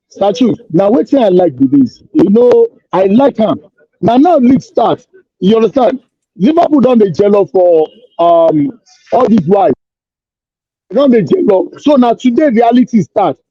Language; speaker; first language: Nigerian Pidgin; native; Nigerian Pidgin